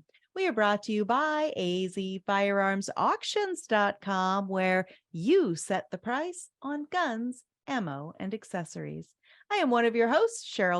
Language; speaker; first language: English; native; English